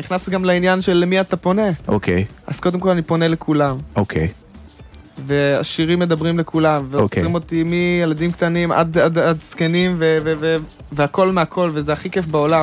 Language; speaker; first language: Hebrew; native; Hebrew